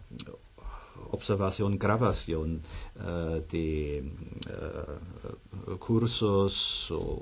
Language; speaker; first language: Spanish; non-native, fluent; German